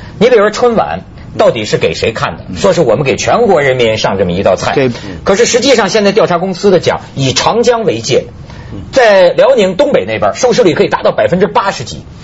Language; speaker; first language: Chinese; native; Chinese